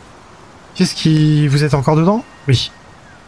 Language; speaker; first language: French; native; French